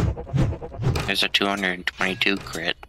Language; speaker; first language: English; native; English